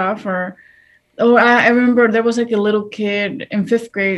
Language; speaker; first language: English; early bilingual, other home language; Spanish